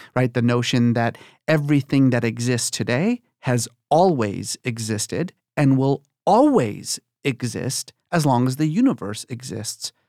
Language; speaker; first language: English; early bilingual, other home language; Persian